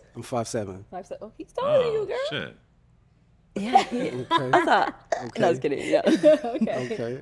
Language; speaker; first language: English; native; English